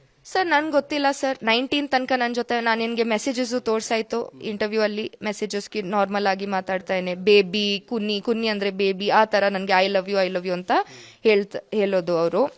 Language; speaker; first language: Kannada; non-native, local second language; Kodava